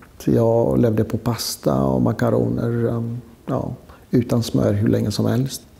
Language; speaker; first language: Swedish; non-native, fluent; Greek